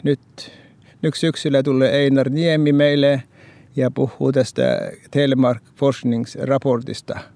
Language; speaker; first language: Finnish; non-native, fluent; Norwegian